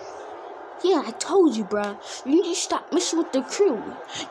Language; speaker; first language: English; native; English